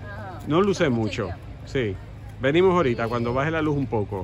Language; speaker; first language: Spanish; native; Spanish